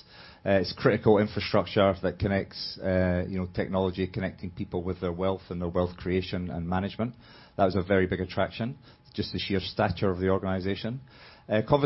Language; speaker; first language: English; native; English